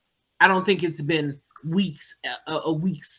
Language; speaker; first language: English; native; English